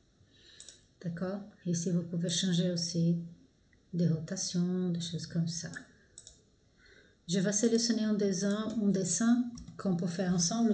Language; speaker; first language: French; non-native, fluent; Portuguese